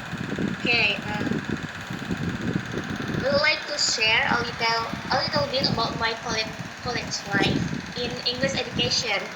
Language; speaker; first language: English; non-native, learner; Indonesian